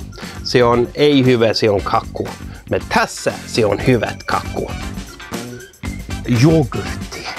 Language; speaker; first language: Finnish; non-native, learner; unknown